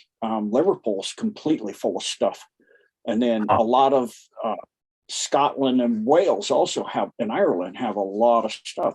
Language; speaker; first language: English; native; English